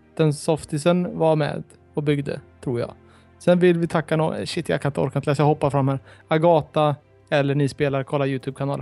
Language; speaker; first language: Swedish; native; Swedish